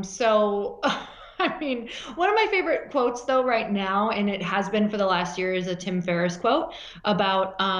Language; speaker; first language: English; native; English